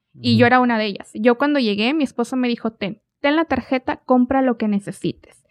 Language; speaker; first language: Spanish; native; Spanish